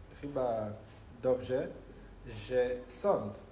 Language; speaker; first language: Polish; non-native, learner; Hebrew